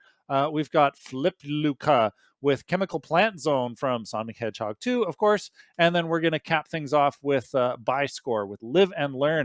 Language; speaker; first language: English; native; English